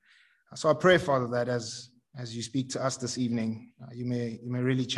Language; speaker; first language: English; non-native, local second language; Zulu